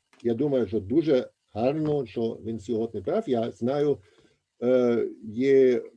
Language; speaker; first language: Ukrainian; non-native, fluent; German